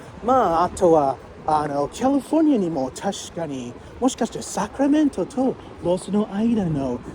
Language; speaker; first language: Japanese; non-native, learner; English